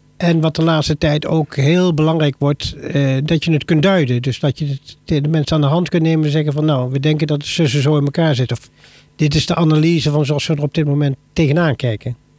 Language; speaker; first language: Dutch; native; Dutch